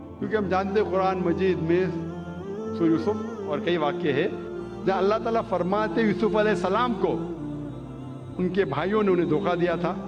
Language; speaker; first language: Urdu; non-native, local second language; English